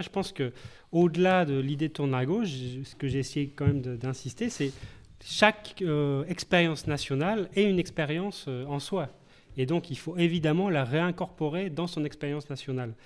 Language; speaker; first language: French; native; French